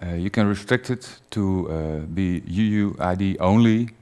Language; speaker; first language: English; non-native, fluent; Dutch